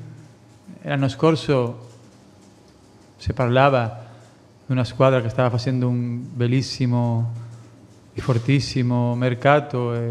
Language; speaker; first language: Italian; non-native, fluent; Spanish